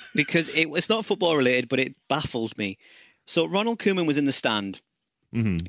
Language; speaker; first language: English; native; English